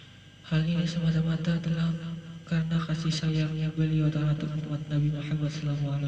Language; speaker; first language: Indonesian; native; Indonesian